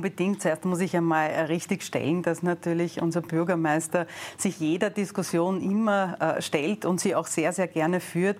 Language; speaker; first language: German; native; German